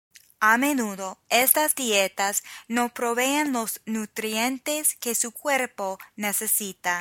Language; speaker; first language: Spanish; non-native, fluent; English